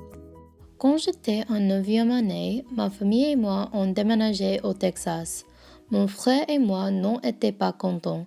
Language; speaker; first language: French; non-native, learner; English